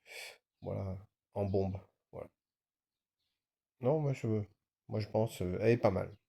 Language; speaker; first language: French; native; French